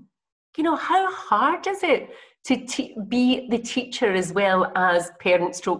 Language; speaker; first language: English; native; English